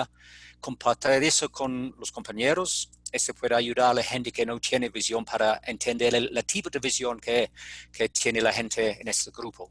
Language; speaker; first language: Spanish; non-native, fluent; English